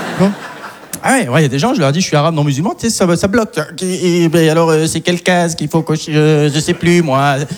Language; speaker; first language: French; early bilingual, other home language; Arabic